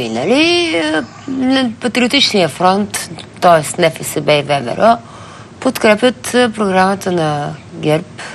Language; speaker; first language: Bulgarian; native; Bulgarian